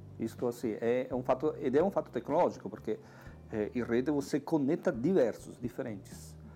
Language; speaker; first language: Portuguese; non-native, fluent; Italian